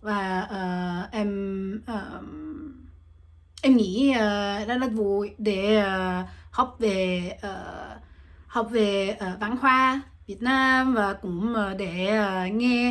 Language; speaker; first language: Vietnamese; non-native, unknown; French